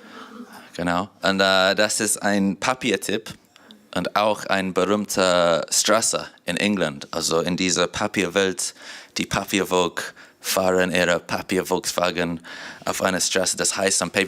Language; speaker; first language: German; non-native, learner; English